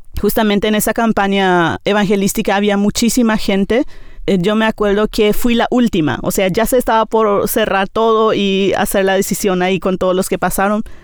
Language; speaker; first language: Spanish; non-native, local second language; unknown